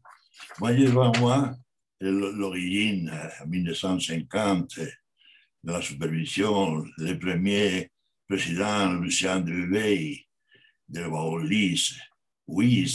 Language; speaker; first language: French; non-native, learner; Spanish